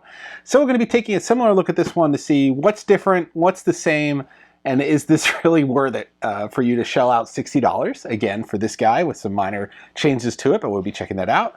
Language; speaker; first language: English; native; English